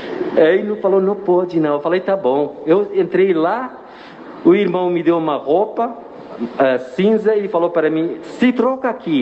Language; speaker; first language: Portuguese; non-native, fluent; Arabic